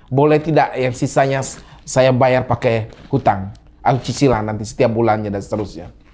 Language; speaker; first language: Indonesian; native; Indonesian